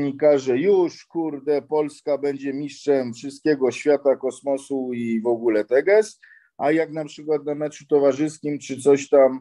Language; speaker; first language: Polish; early bilingual, heritage; Polish